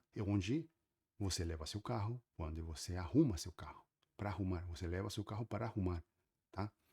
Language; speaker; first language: Portuguese; non-native, fluent; Spanish